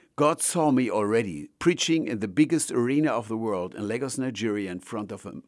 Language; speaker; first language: English; non-native, fluent; German